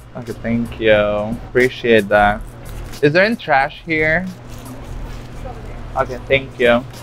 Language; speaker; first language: English; non-native, learner; Turkish